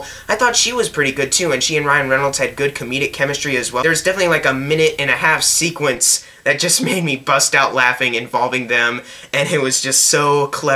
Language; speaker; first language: English; native; English